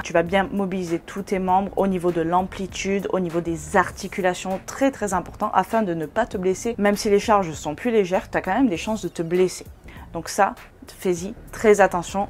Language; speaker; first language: French; native; French